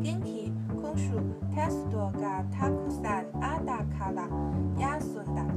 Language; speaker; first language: Japanese; non-native, learner; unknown